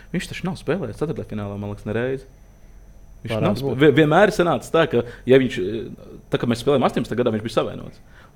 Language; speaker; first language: Latvian; native; Latvian